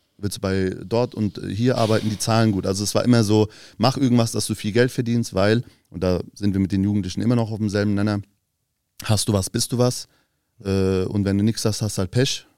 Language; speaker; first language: German; early bilingual, other home language; Turkish